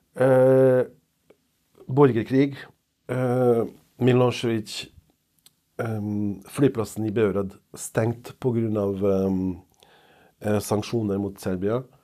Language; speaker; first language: Norwegian; non-native, fluent; Serbian